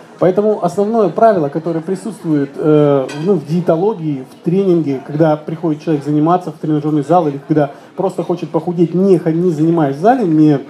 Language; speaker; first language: Russian; native; Russian